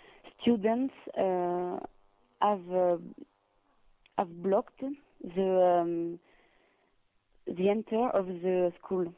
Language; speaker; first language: English; non-native, learner; French